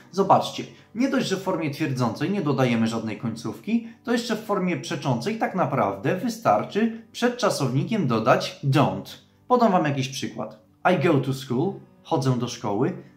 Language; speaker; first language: Polish; native; Polish